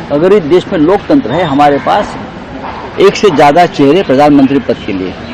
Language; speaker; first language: Hindi; non-native, local second language; Marathi